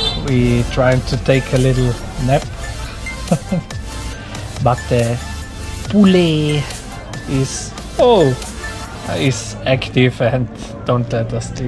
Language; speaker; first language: English; non-native, fluent; German